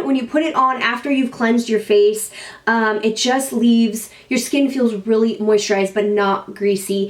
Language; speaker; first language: English; native; English